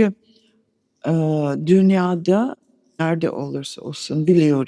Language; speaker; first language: Turkish; non-native, fluent; English